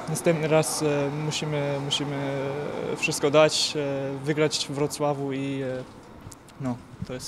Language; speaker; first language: Polish; non-native, fluent; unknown